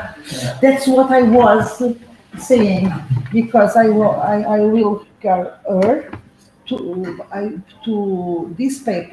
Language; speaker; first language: English; non-native, fluent; Portuguese